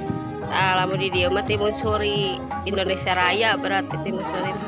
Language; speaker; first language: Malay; non-native, local second language; Sundanese